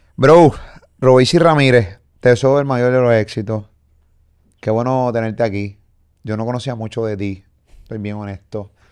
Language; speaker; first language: Spanish; native; Spanish